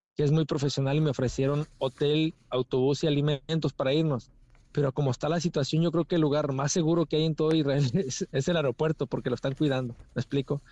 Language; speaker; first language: Spanish; native; Spanish